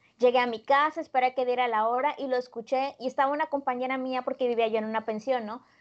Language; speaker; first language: Spanish; native; Spanish